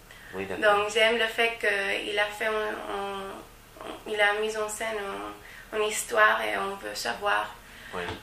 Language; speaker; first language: French; non-native, learner; Spanish